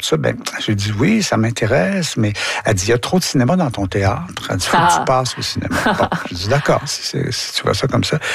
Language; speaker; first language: French; native; French